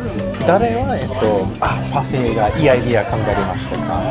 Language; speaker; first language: Japanese; non-native, learner; English